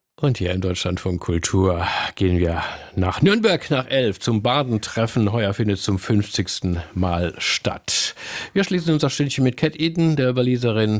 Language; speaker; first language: German; native; German